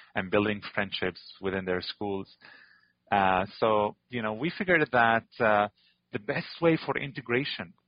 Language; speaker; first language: English; non-native, fluent; Arabic